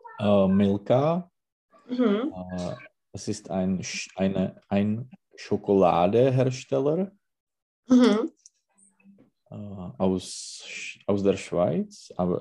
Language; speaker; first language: German; non-native, learner; Czech